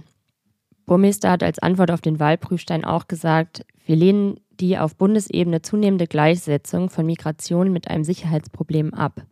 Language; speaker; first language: German; native; German